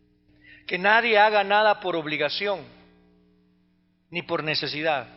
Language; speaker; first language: Spanish; native; Spanish